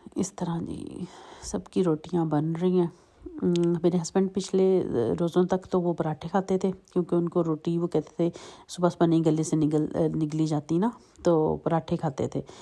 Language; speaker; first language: Urdu; native; Urdu